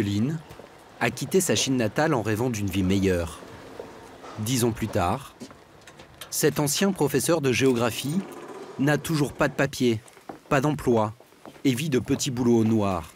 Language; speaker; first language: French; native; French